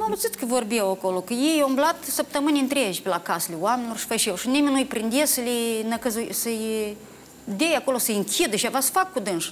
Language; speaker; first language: Romanian; native; Romanian